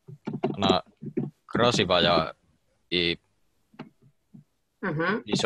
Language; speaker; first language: Russian; non-native, learner; Finnish